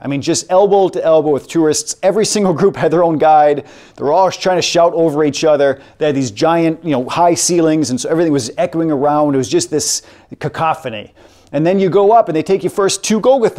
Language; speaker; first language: English; native; English